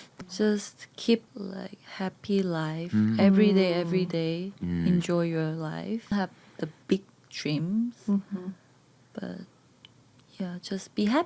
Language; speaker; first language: English; non-native, learner; Korean